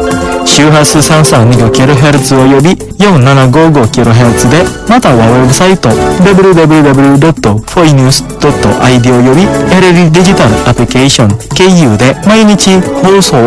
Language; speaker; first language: Japanese; non-native, fluent; Indonesian